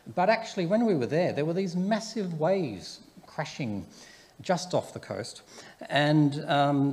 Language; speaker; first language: English; native; English